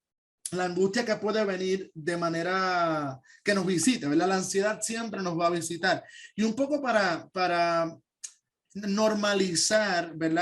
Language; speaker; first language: Spanish; native; Spanish